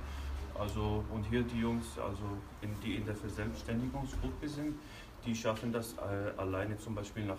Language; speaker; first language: German; non-native, fluent; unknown